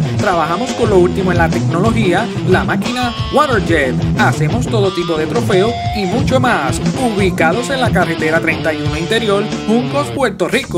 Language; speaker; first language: Spanish; native; Spanish